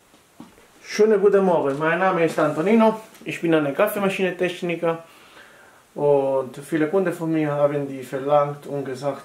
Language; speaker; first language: German; non-native, fluent; Italian